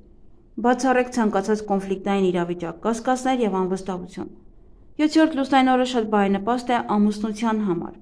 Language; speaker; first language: Armenian; native; Armenian